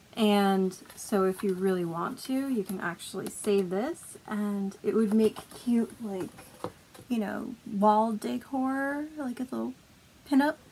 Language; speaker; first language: English; native; English